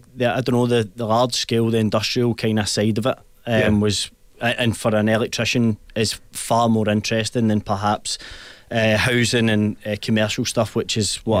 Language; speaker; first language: English; native; English